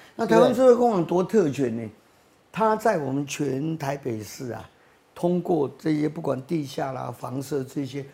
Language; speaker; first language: Chinese; native; Chinese